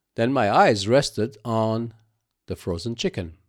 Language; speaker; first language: English; non-native, fluent; Arabic